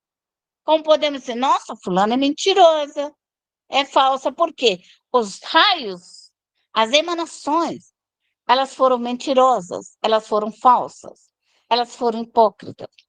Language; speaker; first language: Portuguese; native; Portuguese